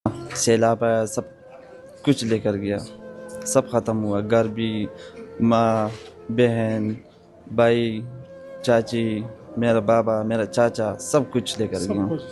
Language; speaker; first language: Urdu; non-native, local second language; Pashto